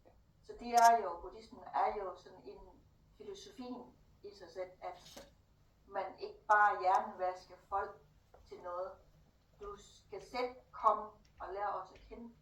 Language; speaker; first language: Danish; non-native, fluent; Thai